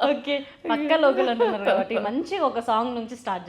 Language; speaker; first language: Telugu; native; Telugu